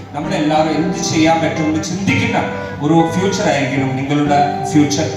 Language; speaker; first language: Malayalam; non-native, local second language; Tamil